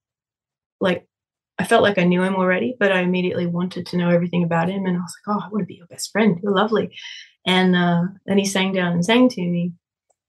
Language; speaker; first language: English; native; English